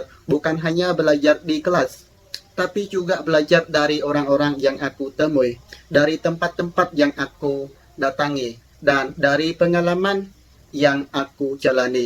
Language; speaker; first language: Indonesian; non-native, fluent; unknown